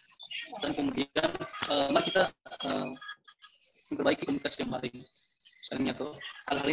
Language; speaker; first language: Indonesian; native; Indonesian